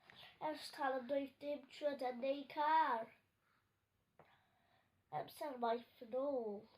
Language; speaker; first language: Welsh; non-native, local second language; English